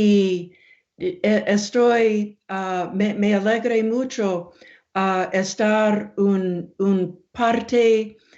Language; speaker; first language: Spanish; non-native, learner; English